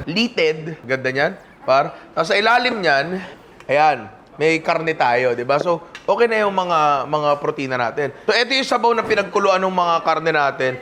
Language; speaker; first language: Filipino; native; Filipino